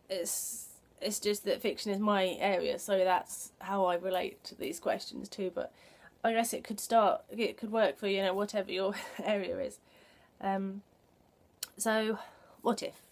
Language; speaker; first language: English; native; English